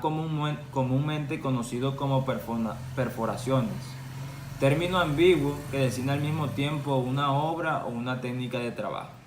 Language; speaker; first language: Spanish; native; Spanish